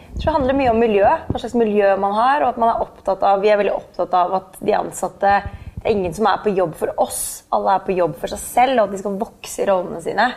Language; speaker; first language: Norwegian; native; Norwegian